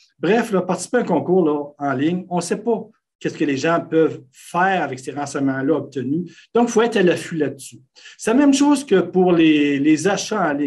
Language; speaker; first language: French; native; French